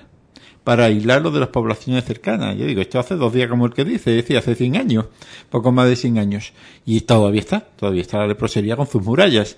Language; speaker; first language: Spanish; native; Spanish